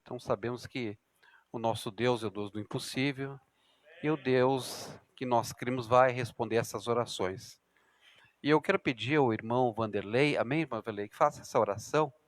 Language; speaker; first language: Portuguese; native; Portuguese